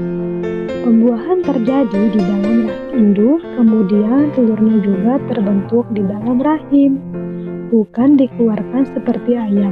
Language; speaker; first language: Indonesian; native; Indonesian